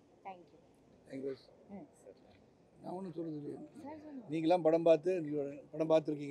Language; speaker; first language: Tamil; native; Tamil